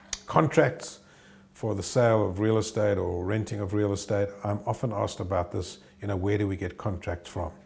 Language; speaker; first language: English; native; English